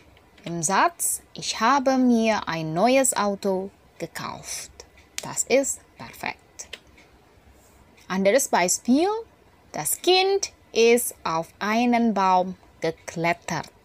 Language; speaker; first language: German; non-native, fluent; Indonesian